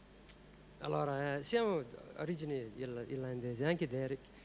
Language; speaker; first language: Italian; non-native, learner; English